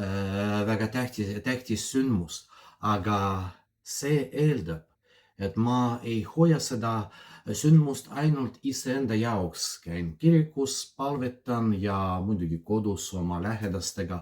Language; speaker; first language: Estonian; non-native, fluent; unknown